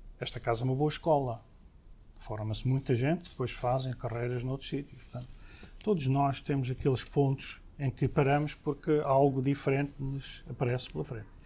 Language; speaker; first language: Portuguese; early bilingual, heritage; Portuguese